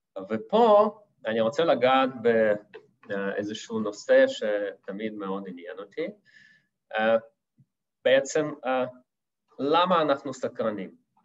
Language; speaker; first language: Hebrew; non-native, fluent; Russian